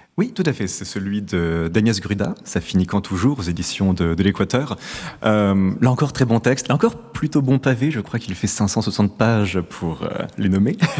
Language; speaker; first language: French; native; French